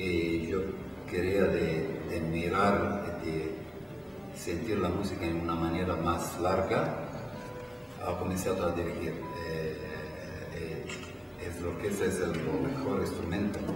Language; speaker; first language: Spanish; non-native, fluent; Italian